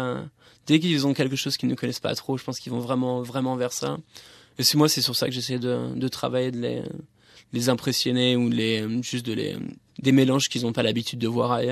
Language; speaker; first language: French; native; French